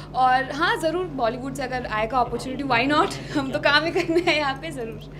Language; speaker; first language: Hindi; non-native, local second language; Bangla